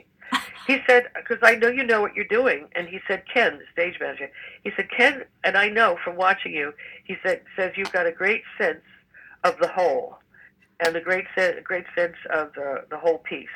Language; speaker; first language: English; native; English